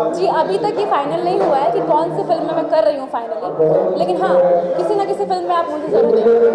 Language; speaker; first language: Hindi; non-native, local second language; Bhojpuri